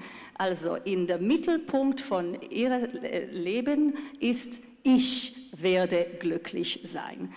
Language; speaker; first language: German; non-native, fluent; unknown